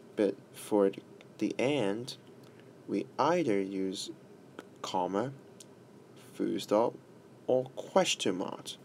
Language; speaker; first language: English; non-native, local second language; Cantonese